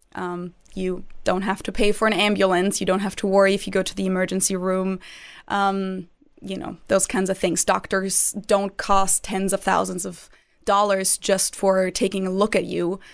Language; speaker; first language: English; non-native, fluent; German